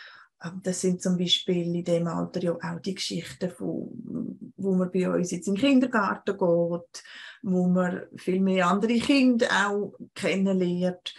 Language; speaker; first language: German; native; German